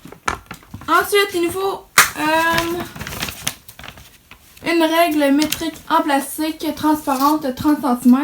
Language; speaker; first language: French; native; French